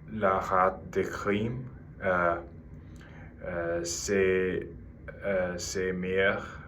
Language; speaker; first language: French; non-native, learner; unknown